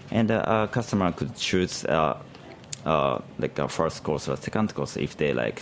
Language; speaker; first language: English; non-native, learner; Japanese